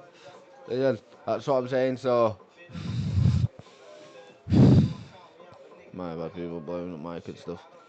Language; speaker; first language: English; native; English